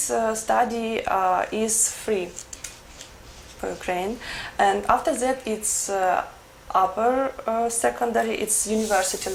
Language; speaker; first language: English; non-native, learner; Ukrainian